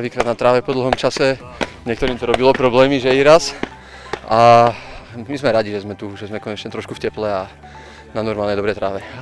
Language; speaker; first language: Slovak; native; Slovak